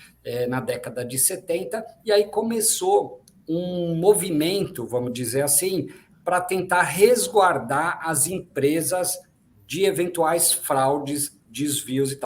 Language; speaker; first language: Portuguese; native; Portuguese